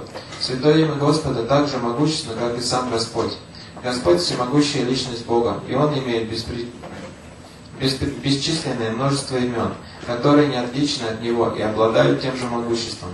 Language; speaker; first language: Russian; native; Russian